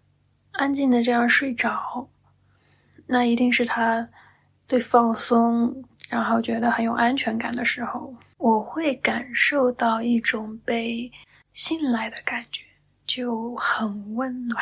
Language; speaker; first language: Chinese; native; Chinese